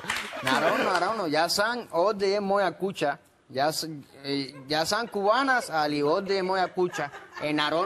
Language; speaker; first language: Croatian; non-native, learner; Spanish